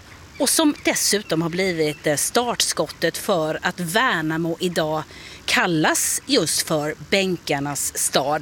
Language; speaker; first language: Swedish; native; Swedish